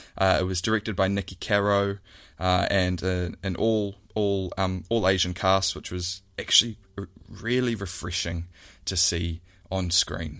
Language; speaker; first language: English; native; English